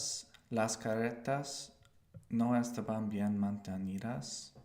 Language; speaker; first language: Spanish; non-native, learner; English